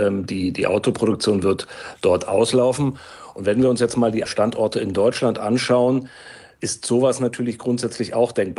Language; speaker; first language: German; native; German